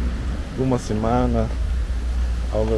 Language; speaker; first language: Portuguese; non-native, learner; Russian